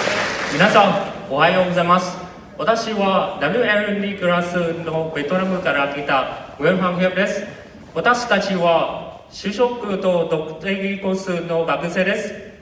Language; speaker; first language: Japanese; non-native, learner; Vietnamese